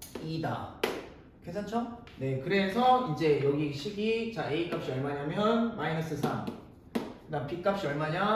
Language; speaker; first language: Korean; native; Korean